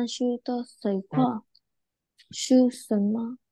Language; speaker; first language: Chinese; non-native, learner; Vietnamese